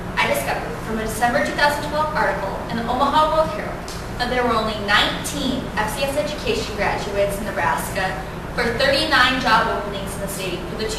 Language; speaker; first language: English; native; English